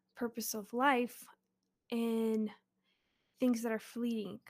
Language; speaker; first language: English; early bilingual, other home language; Russian